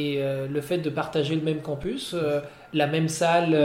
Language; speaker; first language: French; non-native, local second language; Arabic